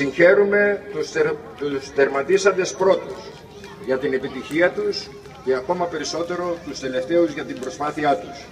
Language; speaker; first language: Greek; native; Greek